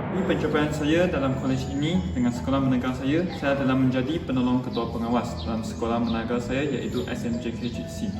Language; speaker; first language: Malay; non-native, local second language; Chinese